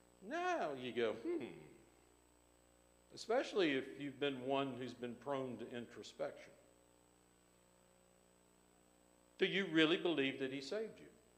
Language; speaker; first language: English; native; English